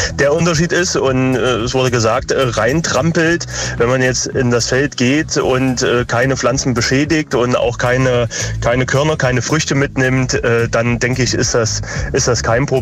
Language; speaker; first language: German; native; German